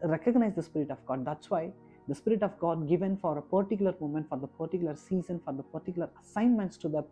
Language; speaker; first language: English; non-native, local second language; Kannada